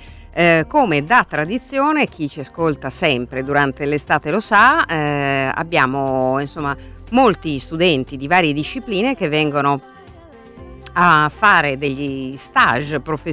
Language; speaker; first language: Italian; native; Italian